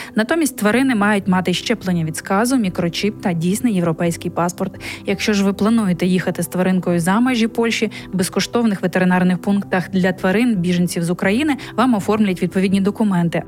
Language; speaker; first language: Ukrainian; native; Ukrainian